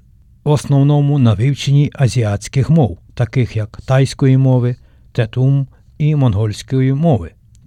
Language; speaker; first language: Ukrainian; native; Ukrainian